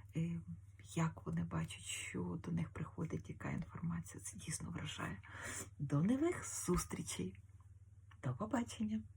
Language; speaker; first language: Ukrainian; native; Ukrainian